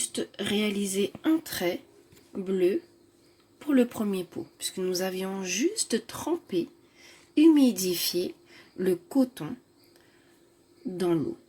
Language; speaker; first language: French; native; French